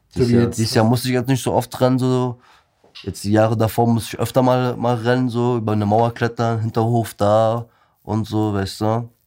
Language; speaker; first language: German; early bilingual, other home language; Turkish